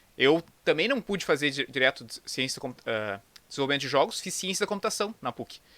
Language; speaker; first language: Portuguese; native; Portuguese